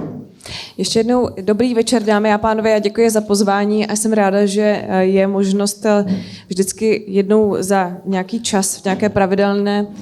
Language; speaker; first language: Czech; native; Czech